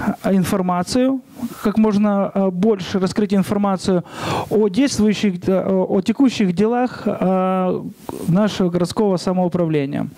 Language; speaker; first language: Russian; non-native, local second language; Ukrainian